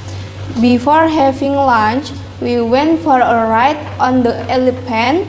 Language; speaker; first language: English; non-native, learner; Indonesian